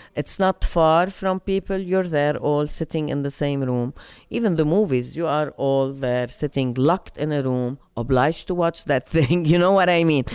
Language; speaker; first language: English; non-native, fluent; Arabic